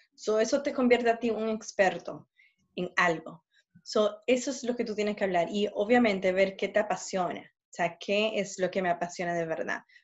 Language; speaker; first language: Spanish; early bilingual, heritage; Spanish